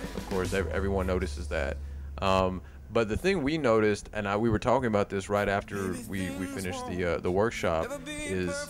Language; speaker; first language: English; native; English